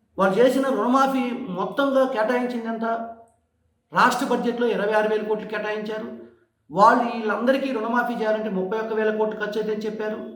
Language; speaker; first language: Telugu; native; Telugu